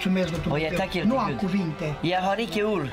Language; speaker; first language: Norwegian; non-native, learner; Romanian